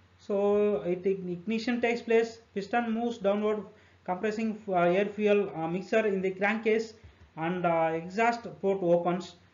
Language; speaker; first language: English; non-native, local second language; Telugu